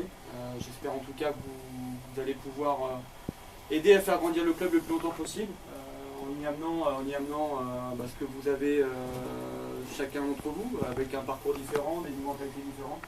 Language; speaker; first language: French; native; French